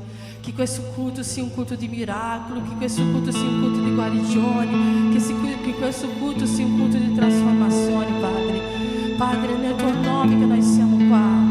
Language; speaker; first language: Italian; non-native, fluent; Portuguese